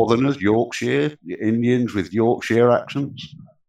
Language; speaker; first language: English; native; English